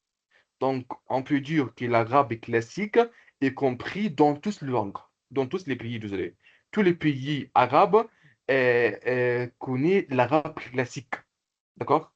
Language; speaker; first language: French; non-native, local second language; Comorian